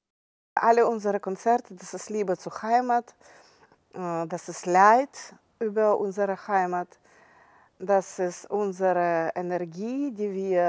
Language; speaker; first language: German; non-native, fluent; Ukrainian